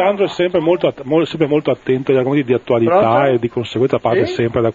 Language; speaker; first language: Italian; native; Italian